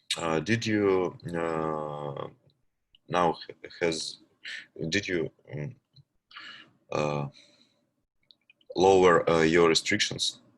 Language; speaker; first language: English; non-native, learner; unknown